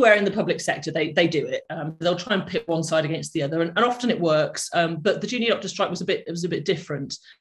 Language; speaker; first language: English; native; English